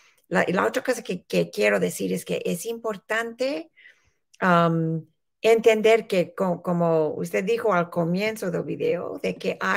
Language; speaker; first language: Spanish; early bilingual, heritage; Spanish